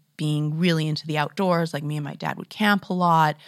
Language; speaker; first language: English; native; English